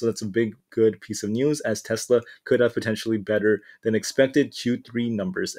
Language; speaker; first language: English; native; English